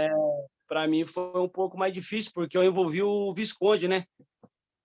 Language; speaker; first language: Portuguese; native; Portuguese